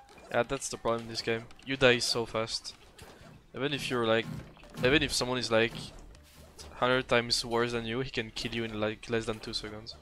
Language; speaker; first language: English; non-native, fluent; French